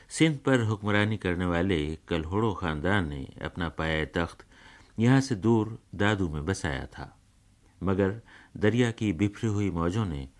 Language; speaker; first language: Urdu; native; Urdu